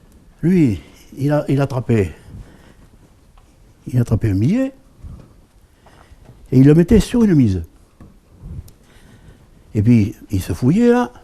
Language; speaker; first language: French; native; French